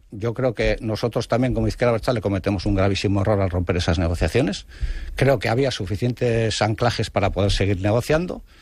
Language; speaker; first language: Spanish; non-native, local second language; Basque